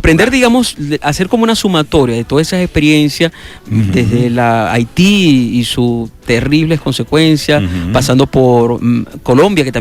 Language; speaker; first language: Spanish; native; Spanish